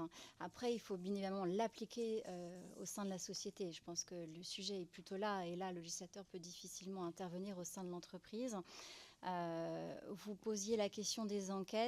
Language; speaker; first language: French; native; French